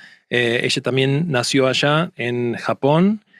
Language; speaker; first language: Spanish; non-native, fluent; English